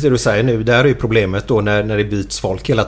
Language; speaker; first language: Swedish; native; Swedish